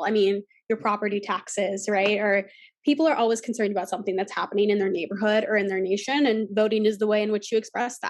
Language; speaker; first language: English; native; English